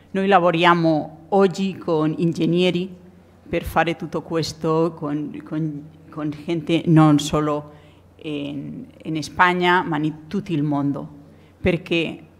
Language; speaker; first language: Italian; non-native, learner; Spanish